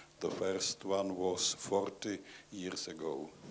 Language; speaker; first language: English; non-native, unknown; Czech